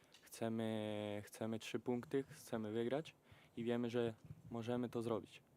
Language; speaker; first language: Polish; early bilingual, heritage; Polish